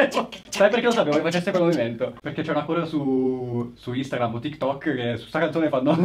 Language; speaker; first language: Italian; native; Italian